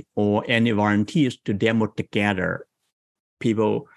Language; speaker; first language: English; non-native, fluent; Chinese